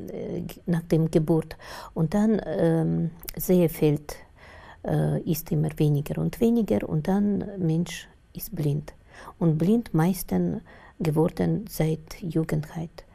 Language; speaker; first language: German; non-native, learner; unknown